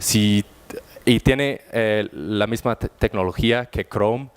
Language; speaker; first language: Spanish; non-native, fluent; German